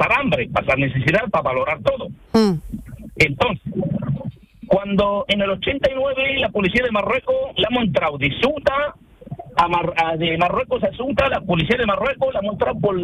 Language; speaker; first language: Spanish; non-native, fluent; Arabic